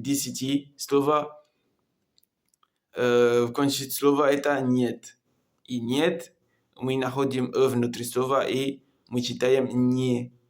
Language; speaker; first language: Russian; non-native, learner; Comorian